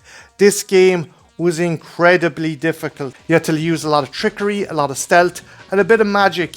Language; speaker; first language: English; native; English